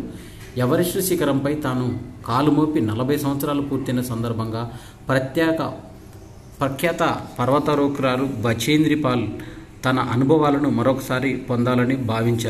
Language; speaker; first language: Telugu; native; Telugu